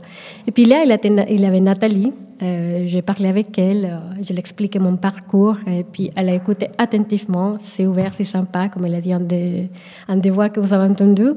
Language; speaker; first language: French; non-native, fluent; Spanish